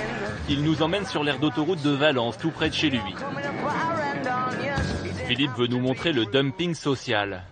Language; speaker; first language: French; native; French